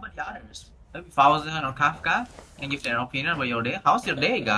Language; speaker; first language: English; non-native, fluent; Indonesian